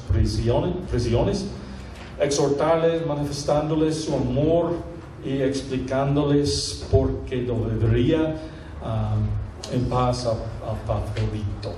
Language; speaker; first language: Spanish; non-native, fluent; English